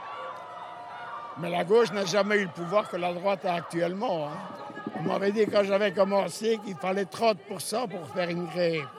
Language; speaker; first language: French; early bilingual, other home language; Spanish